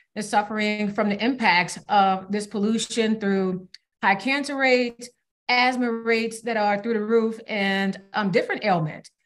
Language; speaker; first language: English; native; English